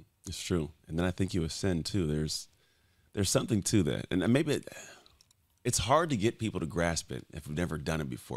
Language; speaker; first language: English; native; English